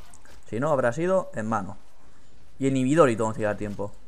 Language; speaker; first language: Spanish; native; Spanish